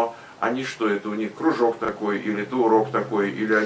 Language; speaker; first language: Russian; native; Russian